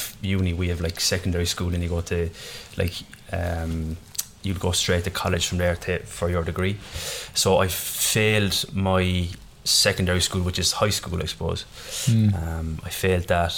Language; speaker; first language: English; native; English